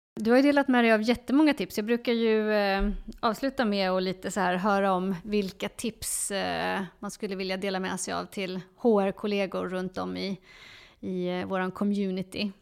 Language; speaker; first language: Swedish; native; Swedish